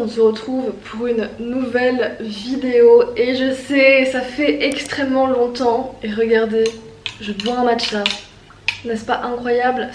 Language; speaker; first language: French; native; French